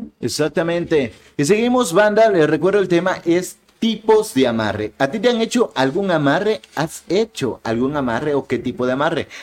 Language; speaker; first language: Spanish; native; Spanish